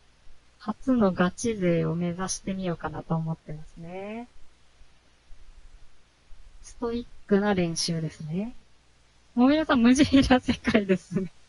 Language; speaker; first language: Japanese; native; Japanese